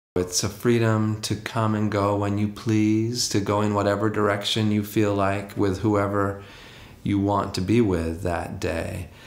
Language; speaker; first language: English; native; English